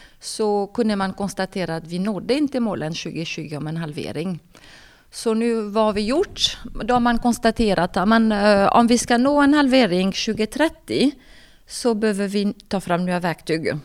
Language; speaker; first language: Swedish; non-native, fluent; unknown